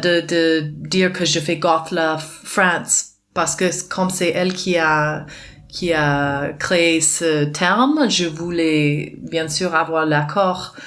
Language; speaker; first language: French; non-native, fluent; English